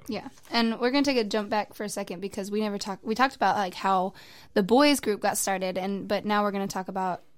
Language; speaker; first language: English; native; English